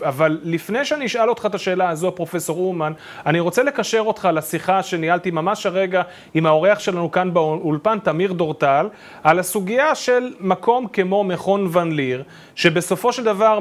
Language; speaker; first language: Hebrew; native; Hebrew